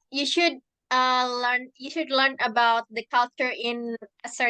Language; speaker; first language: English; non-native, learner; Indonesian